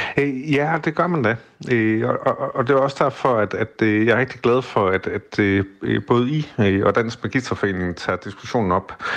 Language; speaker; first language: Danish; native; Danish